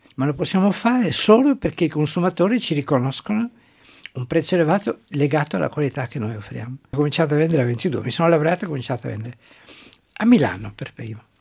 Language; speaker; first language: Italian; non-native, local second language; German